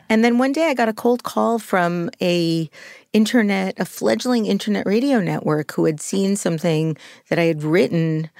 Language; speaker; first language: English; native; English